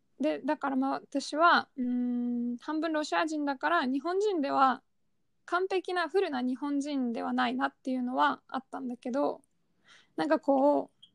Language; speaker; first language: Japanese; early bilingual, other home language; Russian